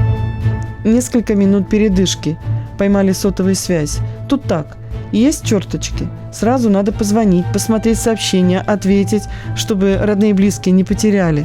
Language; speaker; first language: Russian; native; Russian